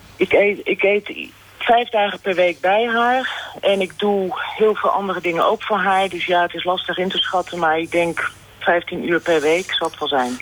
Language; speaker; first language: Dutch; native; Dutch